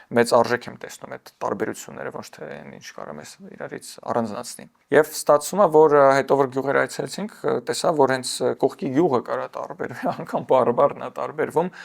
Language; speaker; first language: Armenian; early bilingual, heritage; Armenian